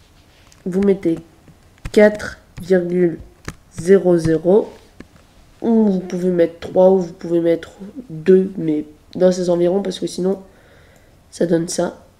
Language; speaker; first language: French; native; French